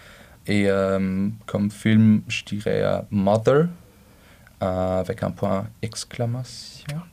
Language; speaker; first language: French; non-native, local second language; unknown